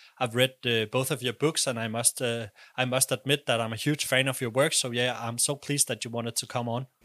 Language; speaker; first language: English; non-native, fluent; Danish